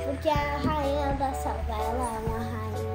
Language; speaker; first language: Portuguese; early bilingual, heritage; Portuguese